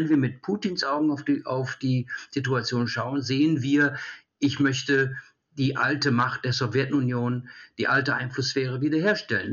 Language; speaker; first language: German; early bilingual, heritage; German